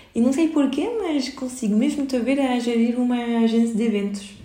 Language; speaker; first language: Portuguese; early bilingual, heritage; Portuguese